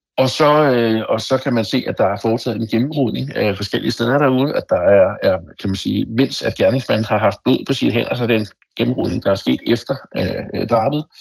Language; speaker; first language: Danish; native; Danish